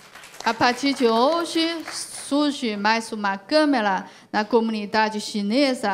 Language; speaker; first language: Portuguese; non-native, learner; Chinese